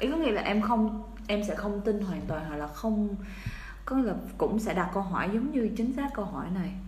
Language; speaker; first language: Vietnamese; native; Vietnamese